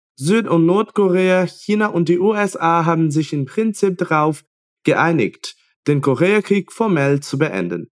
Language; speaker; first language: German; non-native, fluent; Portuguese